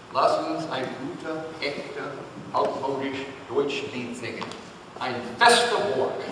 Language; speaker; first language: German; early bilingual, heritage; English